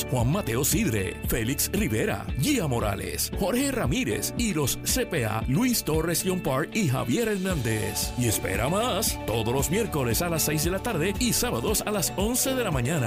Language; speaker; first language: Spanish; native; Spanish